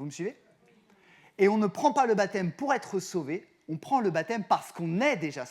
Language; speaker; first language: French; native; French